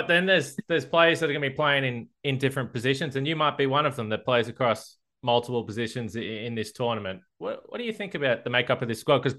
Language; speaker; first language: English; native; English